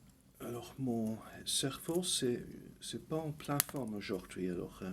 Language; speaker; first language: French; early bilingual, heritage; English